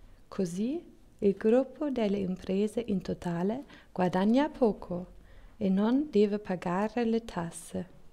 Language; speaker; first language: Italian; non-native, learner; German